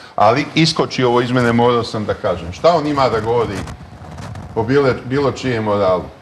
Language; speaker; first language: Bosnian; native; Bosnian